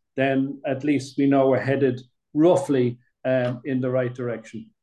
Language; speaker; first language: English; native; English